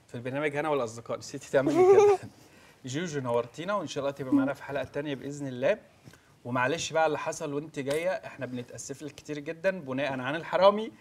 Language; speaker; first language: Arabic; native; Arabic